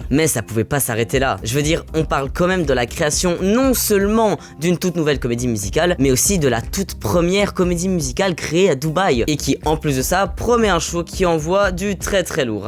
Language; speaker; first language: French; native; French